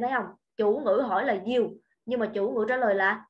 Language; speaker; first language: Vietnamese; native; Vietnamese